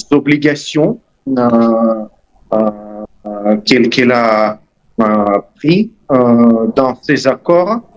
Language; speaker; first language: French; non-native, fluent; Russian